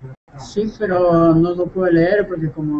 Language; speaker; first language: Spanish; non-native, local second language; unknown